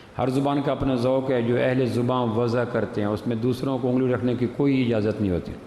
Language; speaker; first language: Urdu; native; Urdu